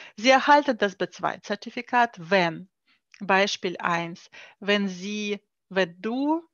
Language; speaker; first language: German; non-native, fluent; Russian